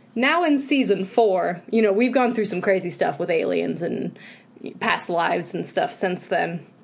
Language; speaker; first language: English; native; English